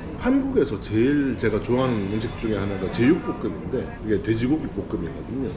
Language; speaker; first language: Korean; native; Korean